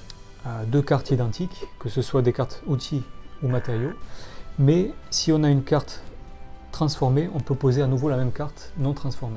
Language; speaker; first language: French; native; French